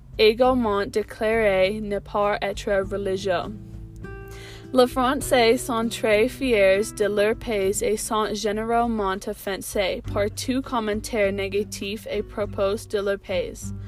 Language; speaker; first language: French; non-native, learner; English